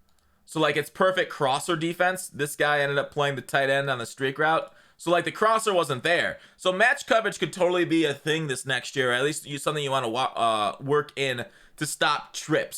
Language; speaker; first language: English; native; English